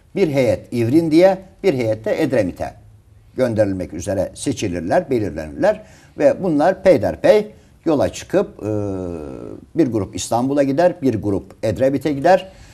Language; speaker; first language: Turkish; native; Turkish